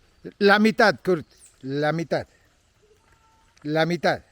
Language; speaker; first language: Spanish; native; Spanish